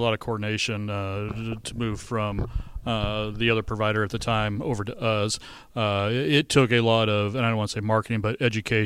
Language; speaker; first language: English; native; English